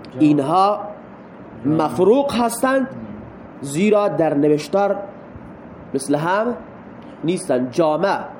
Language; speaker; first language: Persian; non-native, local second language; Baluchi